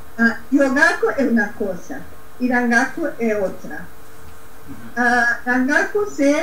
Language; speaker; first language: Spanish; non-native, learner; Portuguese